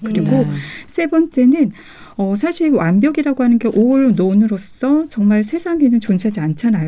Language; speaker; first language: Korean; native; Korean